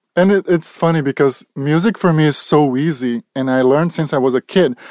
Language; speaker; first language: English; non-native, fluent; Portuguese